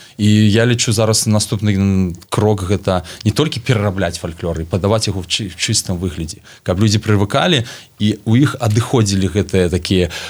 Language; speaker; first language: Belarusian; non-native, local second language; Russian